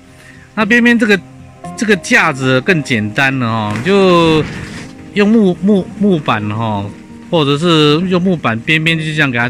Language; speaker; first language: Chinese; native; Chinese